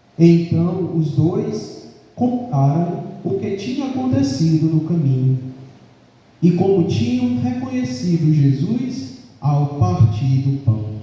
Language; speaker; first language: Portuguese; native; Portuguese